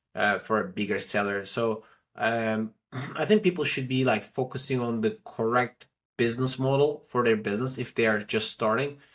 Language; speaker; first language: English; non-native, fluent; Turkish